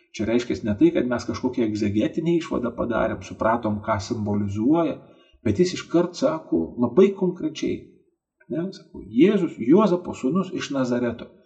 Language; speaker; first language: Lithuanian; native; Lithuanian